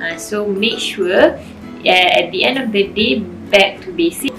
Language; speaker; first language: English; non-native, local second language; Malay